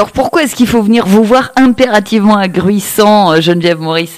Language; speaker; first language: French; native; French